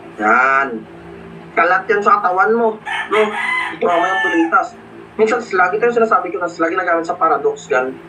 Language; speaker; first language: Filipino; non-native, local second language; Hiligaynon